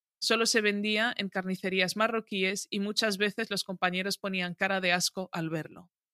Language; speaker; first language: Spanish; early bilingual, other home language; Arabic